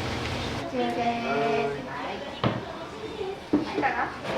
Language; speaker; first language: Japanese; native; Japanese